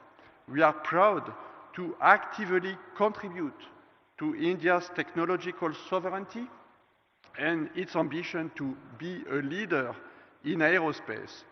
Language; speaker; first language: English; non-native, fluent; French